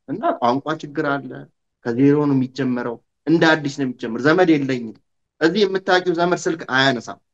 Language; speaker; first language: Amharic; native; Amharic